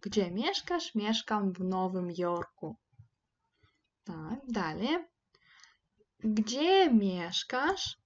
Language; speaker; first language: Polish; non-native, fluent; Ukrainian